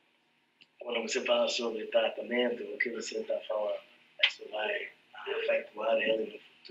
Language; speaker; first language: Portuguese; non-native, fluent; English